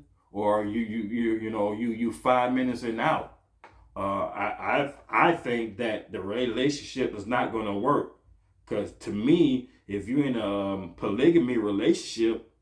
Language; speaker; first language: English; native; English